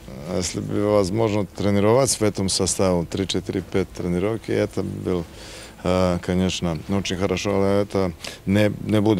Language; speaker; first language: Russian; non-native, fluent; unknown